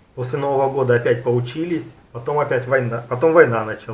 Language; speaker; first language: Russian; native; Russian